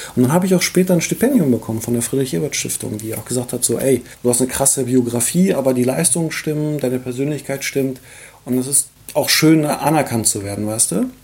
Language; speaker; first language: German; early bilingual, other home language; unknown